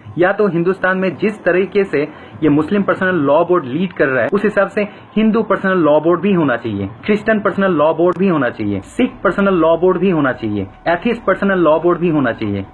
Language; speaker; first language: Hindi; non-native, fluent; Bangla